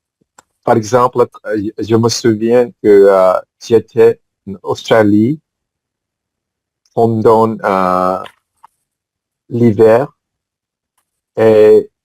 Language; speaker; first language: French; non-native, fluent; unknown